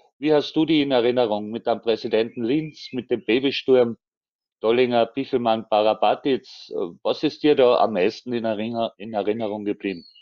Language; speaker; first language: German; native; German